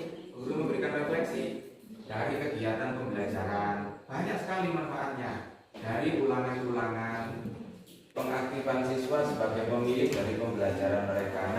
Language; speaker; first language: Indonesian; native; Indonesian